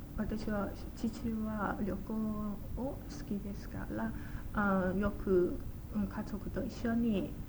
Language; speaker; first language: Japanese; non-native, learner; Chinese